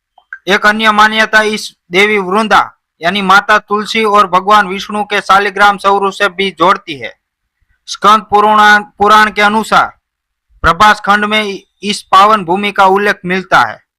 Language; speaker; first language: Hindi; non-native, local second language; Gujarati